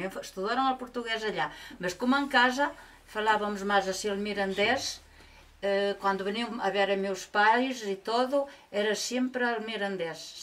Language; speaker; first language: Portuguese; non-native, local second language; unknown